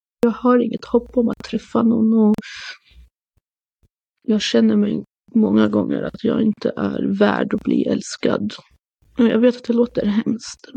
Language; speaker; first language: Swedish; early bilingual, other home language; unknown